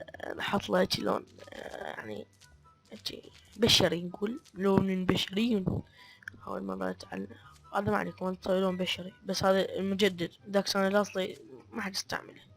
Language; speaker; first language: Arabic; native; Arabic